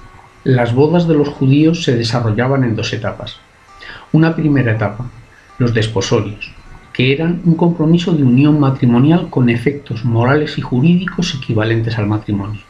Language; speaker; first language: Spanish; native; Spanish